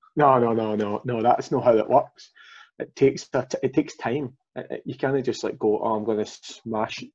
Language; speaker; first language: English; native; English